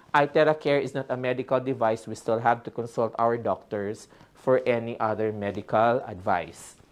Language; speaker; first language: English; non-native, local second language; Filipino